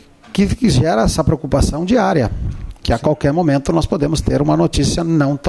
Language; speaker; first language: Portuguese; native; Portuguese